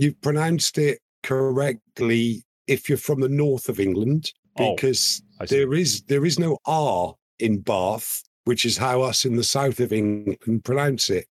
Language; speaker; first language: English; native; English